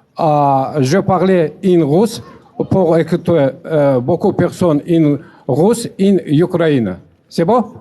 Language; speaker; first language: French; non-native, learner; Russian